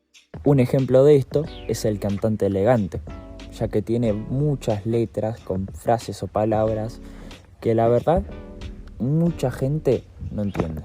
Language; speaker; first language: Spanish; native; Spanish